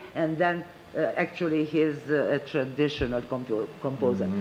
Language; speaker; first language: English; non-native, fluent; Romanian